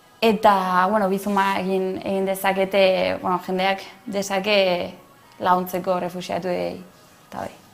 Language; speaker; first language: Basque; non-native, local second language; Spanish